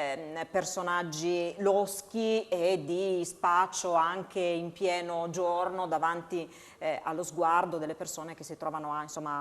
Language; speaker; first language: Italian; native; Italian